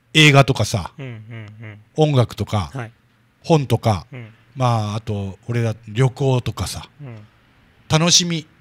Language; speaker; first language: Japanese; native; Japanese